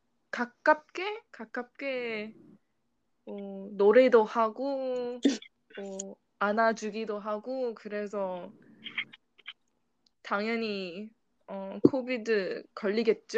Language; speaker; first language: Korean; non-native, fluent; English